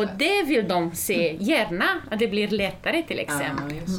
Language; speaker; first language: Swedish; non-native, fluent; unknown